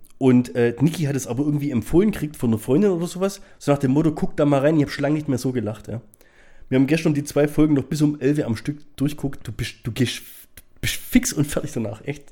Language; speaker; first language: German; native; German